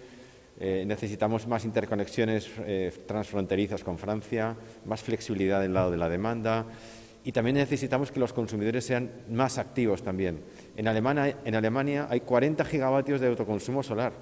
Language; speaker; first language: Spanish; native; Spanish